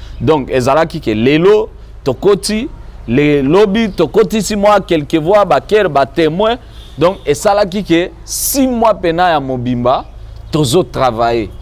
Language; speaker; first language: Lingala; non-native, local second language; Swahili